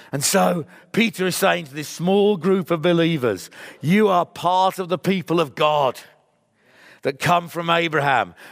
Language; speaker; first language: English; native; English